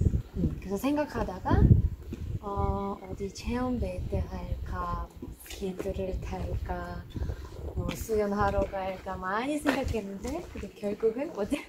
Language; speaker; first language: Korean; non-native, fluent; Russian